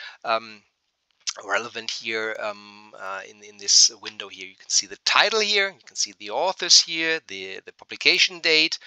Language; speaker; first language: English; non-native, fluent; German